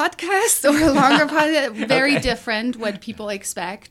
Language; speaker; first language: English; non-native, fluent; German